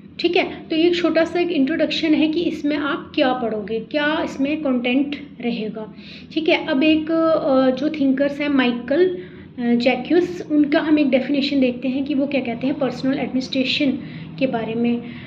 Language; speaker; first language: Hindi; native; Hindi